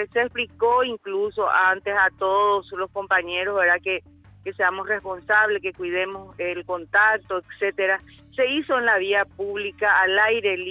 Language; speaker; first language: Spanish; native; Spanish